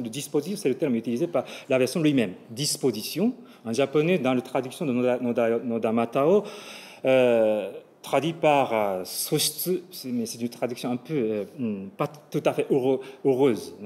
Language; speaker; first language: French; non-native, fluent; Japanese